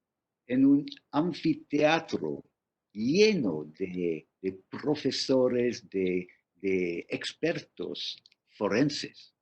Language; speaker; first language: Spanish; non-native, fluent; English